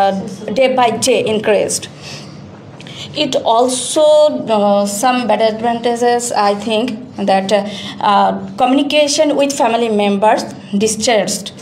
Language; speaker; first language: English; non-native, learner; Bangla